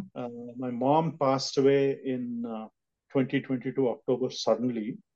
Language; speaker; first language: English; non-native, local second language; Telugu